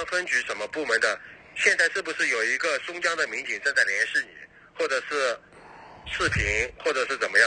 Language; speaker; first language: Chinese; native; Chinese